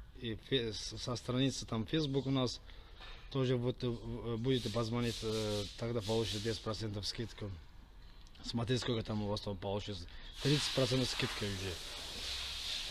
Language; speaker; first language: Russian; non-native, fluent; Azerbaijani